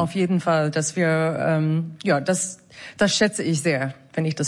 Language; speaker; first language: German; non-native, fluent; English